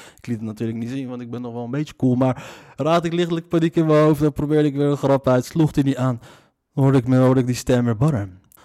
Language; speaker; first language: Dutch; early bilingual, other home language; Riffian